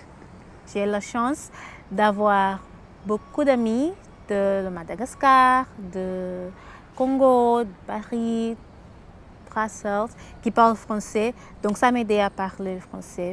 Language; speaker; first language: French; non-native, fluent; Portuguese